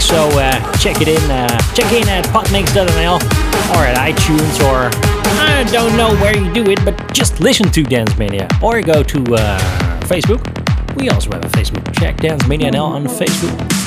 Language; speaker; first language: English; non-native, fluent; Dutch